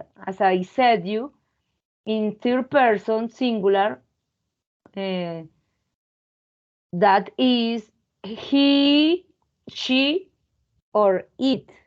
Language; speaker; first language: English; non-native, fluent; Spanish